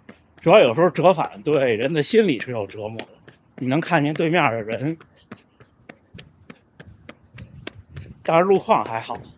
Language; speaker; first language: Chinese; native; Chinese